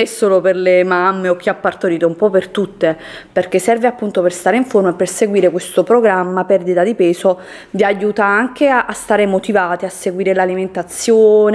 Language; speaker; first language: Italian; native; Italian